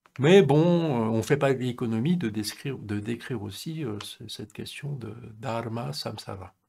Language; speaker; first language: French; native; French